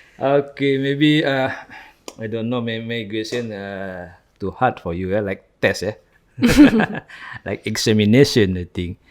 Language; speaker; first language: English; non-native, learner; Indonesian